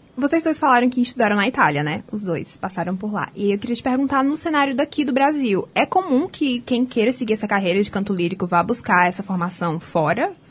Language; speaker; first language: Portuguese; native; Portuguese